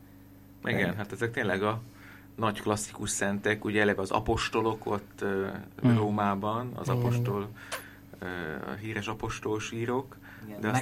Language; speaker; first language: Hungarian; native; Hungarian